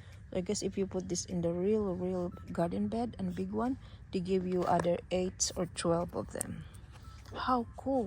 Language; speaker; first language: English; non-native, fluent; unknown